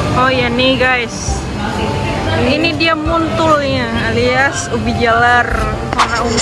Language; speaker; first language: Indonesian; non-native, local second language; Javanese